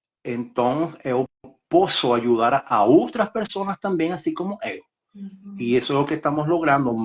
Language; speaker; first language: Portuguese; non-native, learner; Spanish